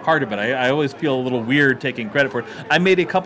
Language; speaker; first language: English; native; English